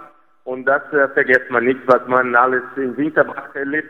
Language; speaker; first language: German; non-native, fluent; Portuguese